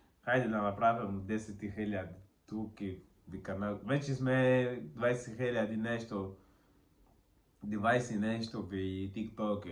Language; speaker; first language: Bulgarian; non-native, learner; Portuguese